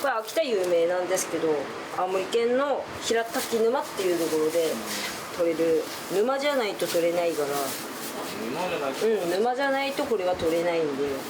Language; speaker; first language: Japanese; native; Japanese